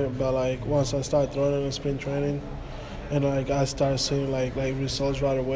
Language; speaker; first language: English; non-native, fluent; Spanish